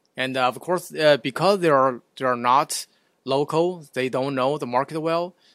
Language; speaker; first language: English; non-native, fluent; Chinese